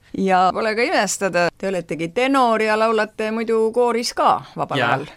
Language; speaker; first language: Estonian; native; Estonian